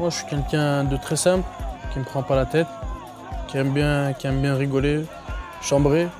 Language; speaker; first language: French; native; French